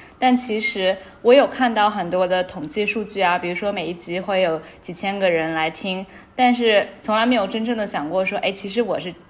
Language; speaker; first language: Chinese; native; Chinese